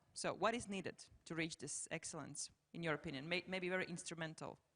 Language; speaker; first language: English; non-native, fluent; Latvian